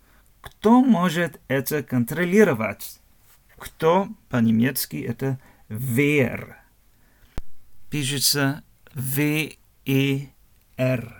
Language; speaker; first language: Russian; non-native, fluent; German